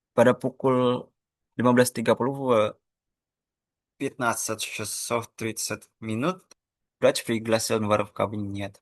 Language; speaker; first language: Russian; non-native, fluent; Indonesian